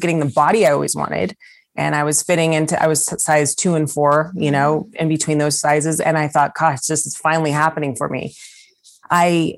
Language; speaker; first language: English; native; English